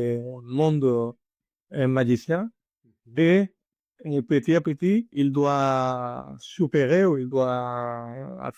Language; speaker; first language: French; non-native, learner; Spanish